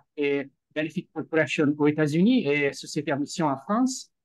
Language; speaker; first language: French; non-native, fluent; Italian